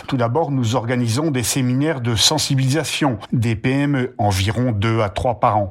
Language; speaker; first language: French; native; French